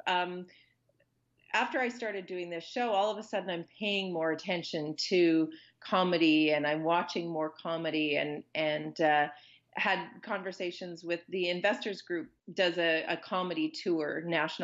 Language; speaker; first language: English; native; English